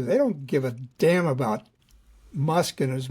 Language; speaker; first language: English; native; English